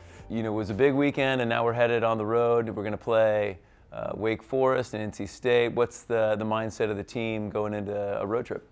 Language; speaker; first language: English; native; English